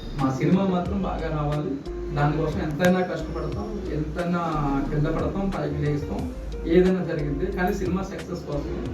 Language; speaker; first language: Telugu; native; Telugu